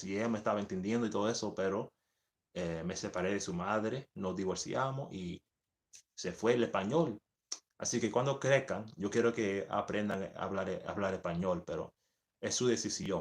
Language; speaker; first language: Spanish; early bilingual, heritage; English